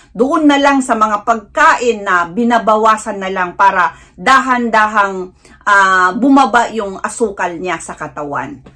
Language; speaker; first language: Filipino; non-native, local second language; Iloko